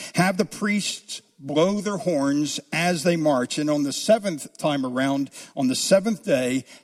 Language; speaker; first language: English; native; English